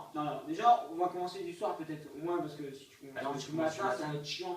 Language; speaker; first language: French; native; French